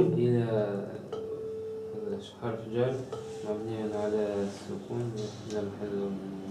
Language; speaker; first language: Arabic; non-native, learner; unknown